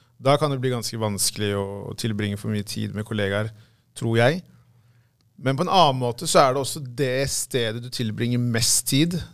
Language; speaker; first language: Norwegian; early bilingual, other home language; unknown